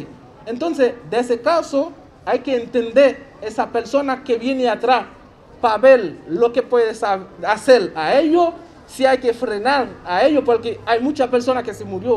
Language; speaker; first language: Spanish; non-native, learner; Haitian Creole